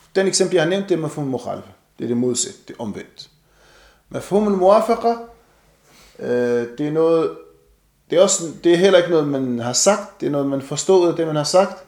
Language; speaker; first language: Danish; non-native, fluent; Arabic